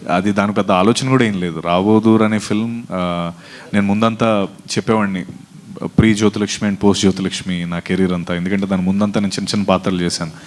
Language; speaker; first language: Telugu; native; Telugu